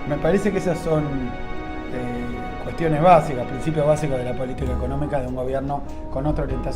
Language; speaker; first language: Spanish; native; Spanish